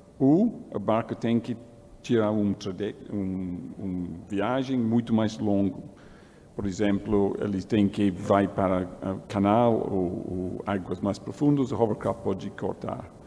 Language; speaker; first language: Portuguese; non-native, learner; English